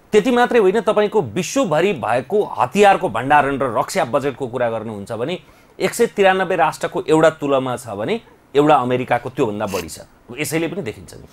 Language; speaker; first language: Nepali; native; Nepali